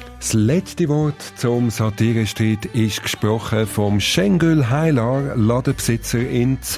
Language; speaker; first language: German; native; German